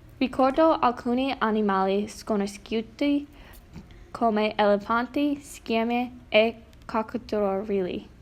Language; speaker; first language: Italian; non-native, learner; English